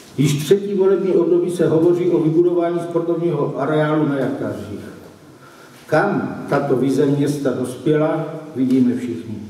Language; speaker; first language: Czech; native; Czech